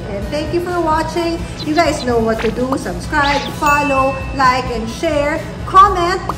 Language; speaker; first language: English; non-native, local second language; Filipino